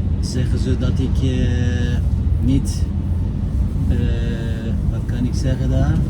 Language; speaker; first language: Dutch; non-native, fluent; Turkish